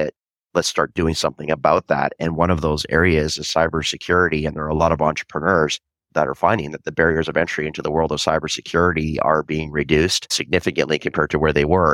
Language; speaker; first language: English; native; English